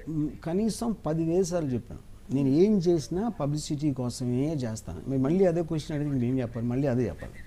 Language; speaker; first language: Telugu; native; Telugu